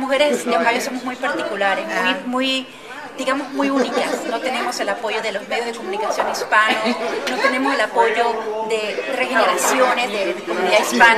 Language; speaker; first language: Spanish; native; Spanish